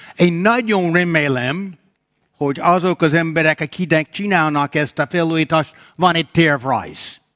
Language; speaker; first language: Hungarian; non-native, fluent; English